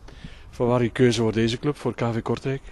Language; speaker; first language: Dutch; native; Dutch